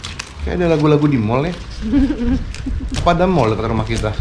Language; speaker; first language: Indonesian; native; Indonesian